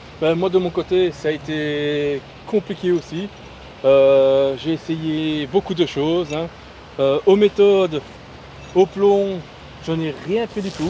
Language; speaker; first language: French; native; French